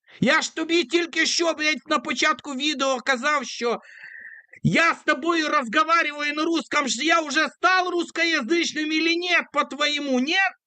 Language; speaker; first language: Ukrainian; native; Ukrainian